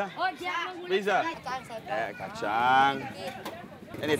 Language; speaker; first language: Indonesian; non-native, learner; English